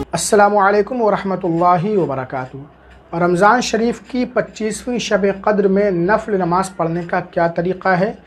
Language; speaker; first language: Hindi; native; Hindi